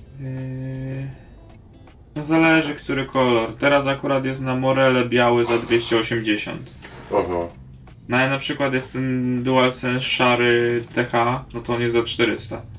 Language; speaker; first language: Polish; native; Polish